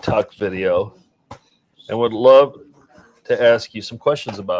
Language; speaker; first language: English; native; English